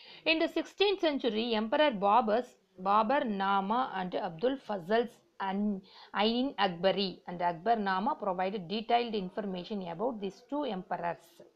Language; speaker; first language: English; non-native, local second language; Tamil